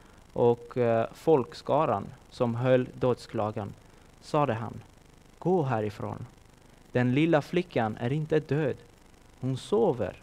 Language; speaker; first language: Swedish; non-native, fluent; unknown